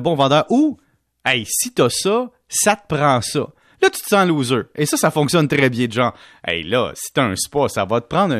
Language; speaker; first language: French; native; French